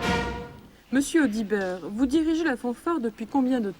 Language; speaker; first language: French; native; French